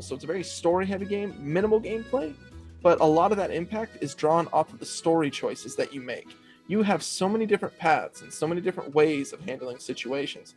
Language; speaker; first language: English; native; English